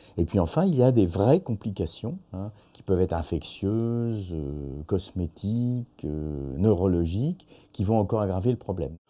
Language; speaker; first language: French; native; French